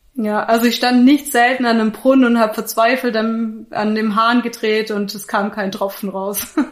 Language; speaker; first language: German; native; German